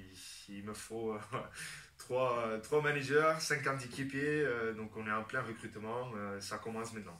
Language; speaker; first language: French; non-native, fluent; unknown